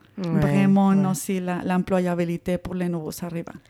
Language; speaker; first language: French; non-native, fluent; Spanish